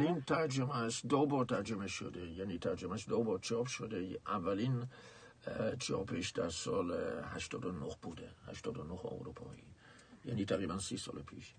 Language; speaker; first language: Persian; non-native, fluent; Dutch